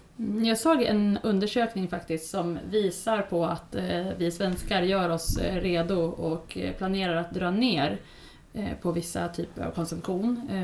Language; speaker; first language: Swedish; native; Swedish